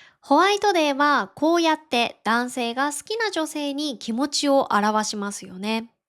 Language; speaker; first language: Japanese; native; Japanese